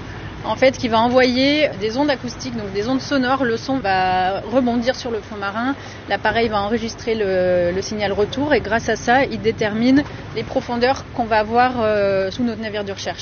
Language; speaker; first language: French; native; French